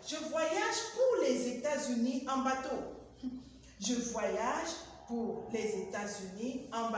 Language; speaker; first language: French; non-native, fluent; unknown